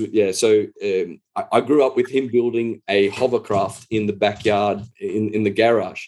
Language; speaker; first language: English; native; English